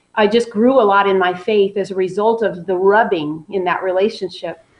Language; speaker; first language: English; native; English